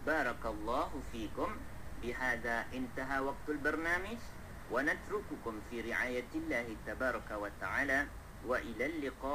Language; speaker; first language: Arabic; non-native, fluent; Malay